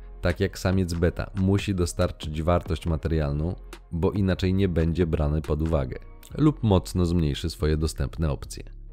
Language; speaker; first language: Polish; native; Polish